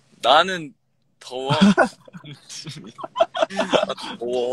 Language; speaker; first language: Korean; native; Korean